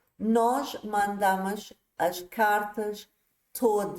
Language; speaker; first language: Portuguese; non-native, fluent; English